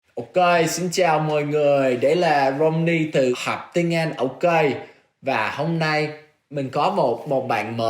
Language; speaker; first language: Vietnamese; non-native, learner; English